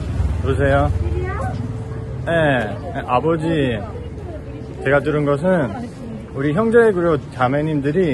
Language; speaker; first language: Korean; non-native, fluent; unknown